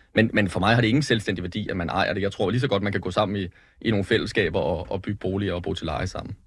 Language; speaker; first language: Danish; native; Danish